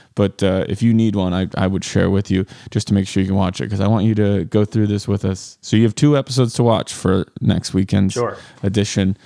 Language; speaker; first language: English; native; English